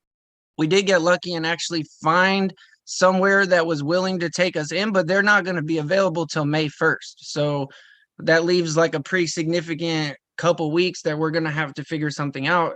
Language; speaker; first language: English; native; English